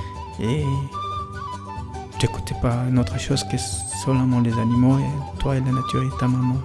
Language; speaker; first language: French; non-native, learner; Spanish